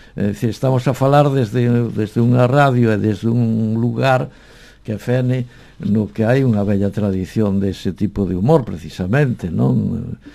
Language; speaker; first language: Galician; native; Galician